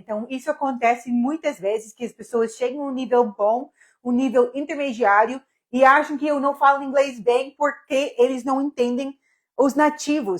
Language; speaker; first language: Portuguese; non-native, fluent; English